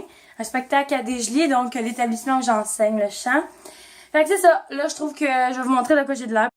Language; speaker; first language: French; native; French